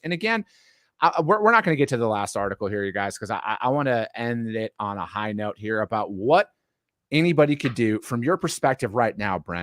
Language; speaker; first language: English; native; English